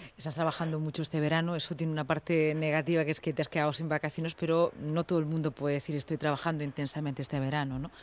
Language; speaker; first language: Spanish; native; Spanish